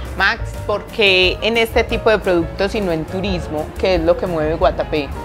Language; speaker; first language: Spanish; native; Spanish